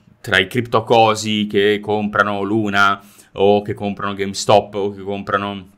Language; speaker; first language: Italian; native; Italian